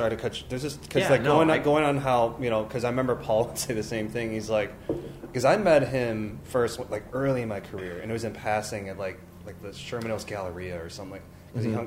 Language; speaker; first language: English; native; English